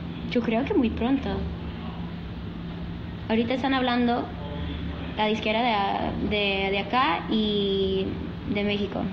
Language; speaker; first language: Spanish; early bilingual, heritage; Spanish